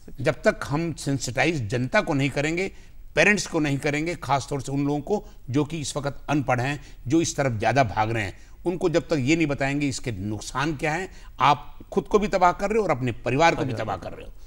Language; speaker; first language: Hindi; native; Hindi